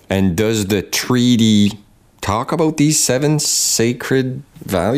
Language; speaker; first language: English; non-native, local second language; French